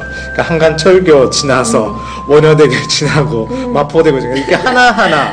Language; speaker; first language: Korean; non-native, fluent; Japanese